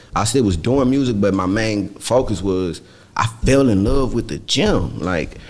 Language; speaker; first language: English; native; English